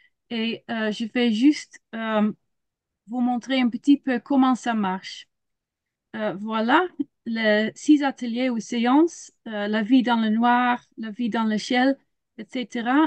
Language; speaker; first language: French; non-native, learner; Dutch